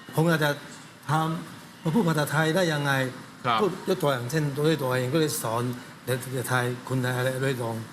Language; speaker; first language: Thai; non-native, learner; Chinese